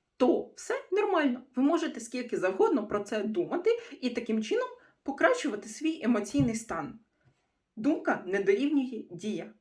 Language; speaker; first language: Ukrainian; non-native, local second language; Russian